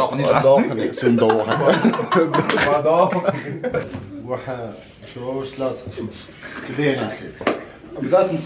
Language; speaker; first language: Arabic; native; Arabic